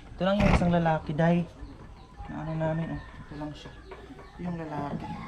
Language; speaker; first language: Filipino; non-native, local second language; Cebuano